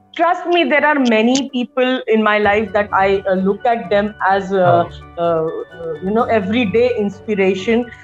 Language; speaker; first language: English; non-native, local second language; Marathi